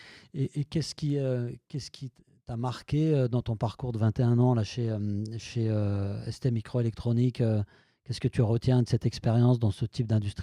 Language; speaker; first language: French; native; French